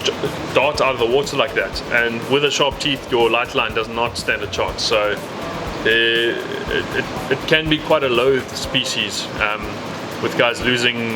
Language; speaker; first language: English; native; English